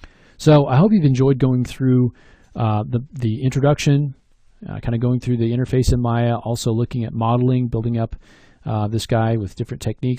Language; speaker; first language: English; native; English